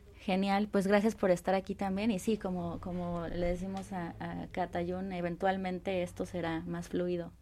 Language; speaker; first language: Spanish; native; Spanish